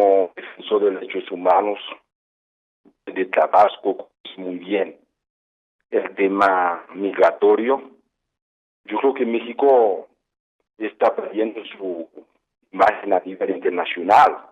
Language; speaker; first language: Spanish; non-native, fluent; Haitian Creole